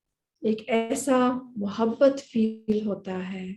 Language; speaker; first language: Hindi; native; Hindi